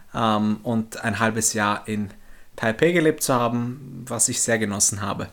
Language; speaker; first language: German; early bilingual, other home language; Turkish